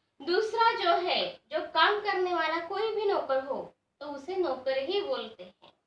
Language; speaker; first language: Hindi; non-native, local second language; Marathi